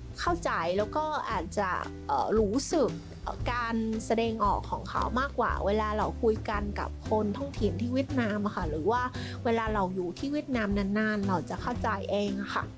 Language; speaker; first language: Thai; non-native, fluent; Vietnamese